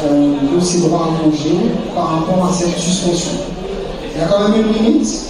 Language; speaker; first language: French; native; French